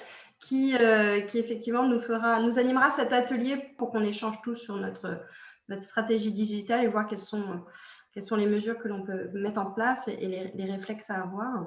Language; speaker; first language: French; native; French